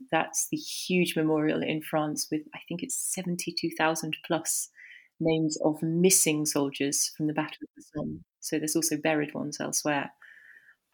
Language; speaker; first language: English; native; English